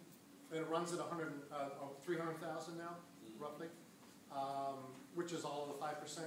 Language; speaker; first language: English; native; English